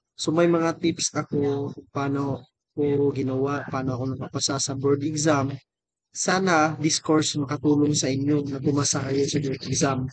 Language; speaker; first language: Filipino; non-native, local second language; Cebuano